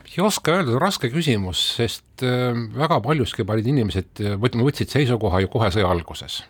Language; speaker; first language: Estonian; non-native, local second language; Russian